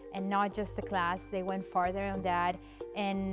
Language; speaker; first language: English; non-native, fluent; Spanish